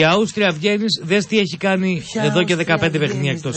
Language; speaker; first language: Greek; native; Greek